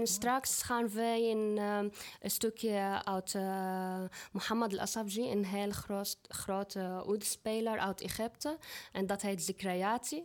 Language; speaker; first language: Dutch; non-native, fluent; Arabic